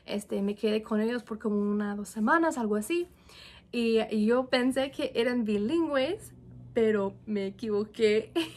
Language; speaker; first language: Spanish; non-native, fluent; English